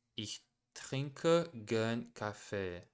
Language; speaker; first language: German; non-native, learner; English